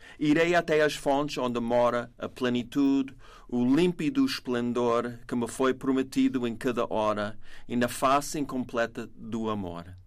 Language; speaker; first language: Portuguese; non-native, fluent; English